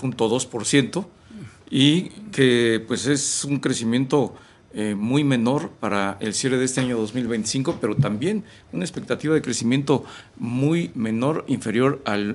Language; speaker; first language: Spanish; native; Spanish